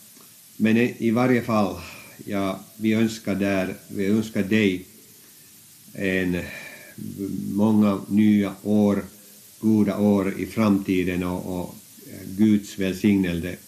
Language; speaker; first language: Swedish; non-native, fluent; Finnish